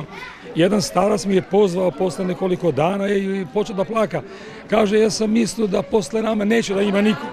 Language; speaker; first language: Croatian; non-native, local second language; Albanian